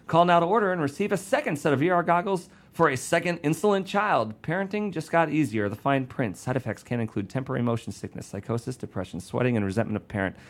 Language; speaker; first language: English; native; English